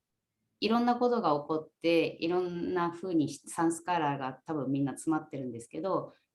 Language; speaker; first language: Japanese; native; Japanese